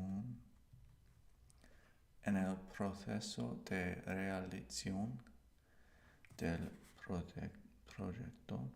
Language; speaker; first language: Spanish; non-native, learner; English